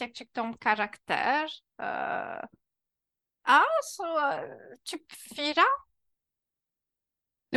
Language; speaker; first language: Swedish; non-native, learner; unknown